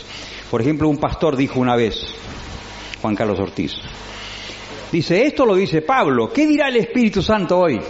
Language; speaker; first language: Spanish; native; Spanish